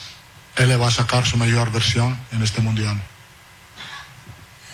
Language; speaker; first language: Portuguese; non-native, fluent; Italian